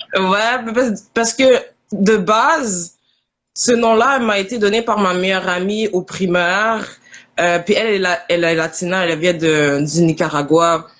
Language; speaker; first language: French; early bilingual, other home language; Haitian Creole